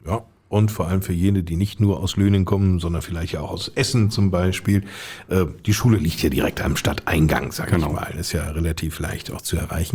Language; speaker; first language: German; native; German